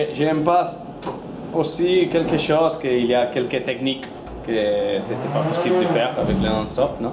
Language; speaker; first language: French; non-native, learner; Spanish